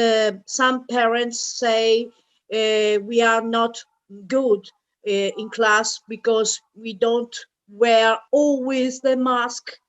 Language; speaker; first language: English; non-native, fluent; Italian